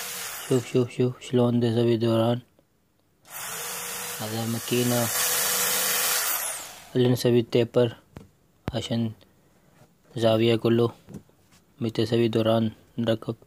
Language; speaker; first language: Arabic; non-native, learner; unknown